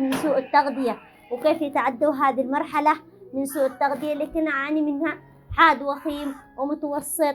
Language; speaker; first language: Arabic; native; Arabic